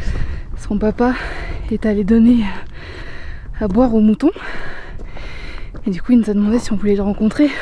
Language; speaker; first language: French; native; French